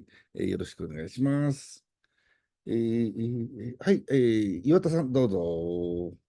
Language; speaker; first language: Japanese; native; Japanese